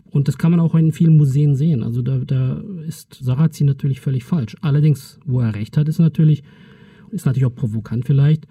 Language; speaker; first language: German; early bilingual, other home language; Turkish